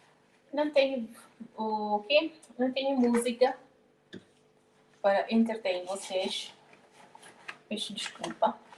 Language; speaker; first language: Portuguese; non-native, local second language; Tetum